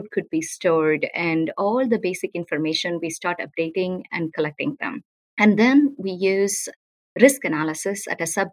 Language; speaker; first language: English; non-native, local second language; Tamil